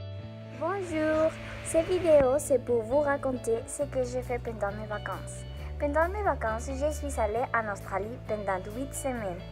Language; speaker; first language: French; non-native, learner; Spanish